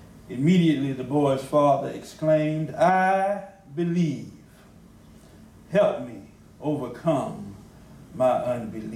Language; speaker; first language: English; native; English